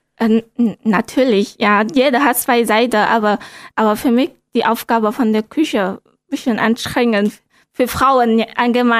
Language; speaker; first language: German; non-native, learner; Vietnamese